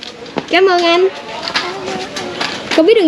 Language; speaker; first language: Vietnamese; native; Vietnamese